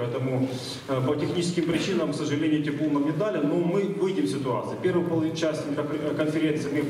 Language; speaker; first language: Russian; native; Russian